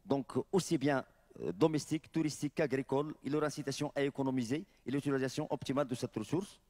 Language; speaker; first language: French; non-native, local second language; Arabic